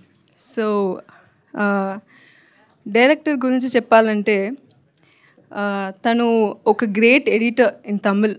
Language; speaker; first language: Telugu; non-native, learner; Tamil